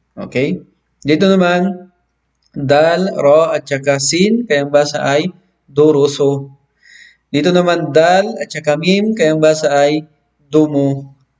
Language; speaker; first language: Filipino; non-native, local second language; Maranao